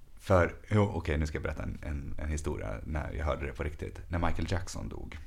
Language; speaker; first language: Swedish; native; Swedish